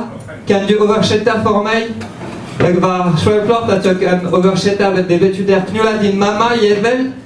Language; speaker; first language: Swedish; non-native, fluent; French